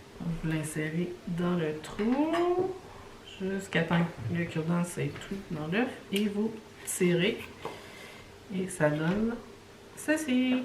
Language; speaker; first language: French; native; French